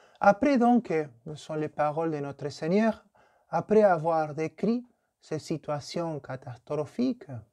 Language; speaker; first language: French; non-native, fluent; Spanish